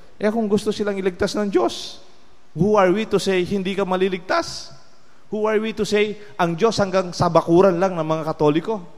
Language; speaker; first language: Filipino; non-native, local second language; Pampanga